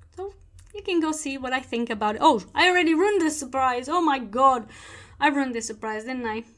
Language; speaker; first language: English; non-native, fluent; Portuguese